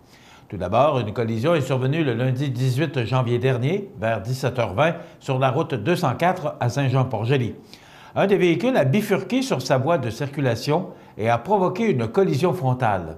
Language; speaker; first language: French; native; French